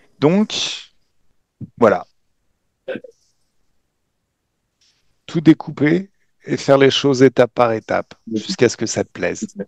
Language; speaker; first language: French; native; French